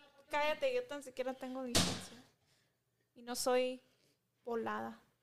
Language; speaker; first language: Spanish; early bilingual, other home language; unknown